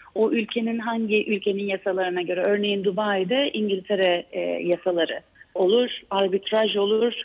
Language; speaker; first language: Turkish; native; Turkish